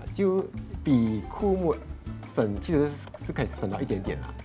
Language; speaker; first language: Chinese; native; Chinese